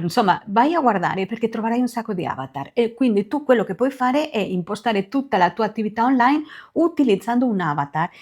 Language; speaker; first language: Italian; non-native, fluent; Spanish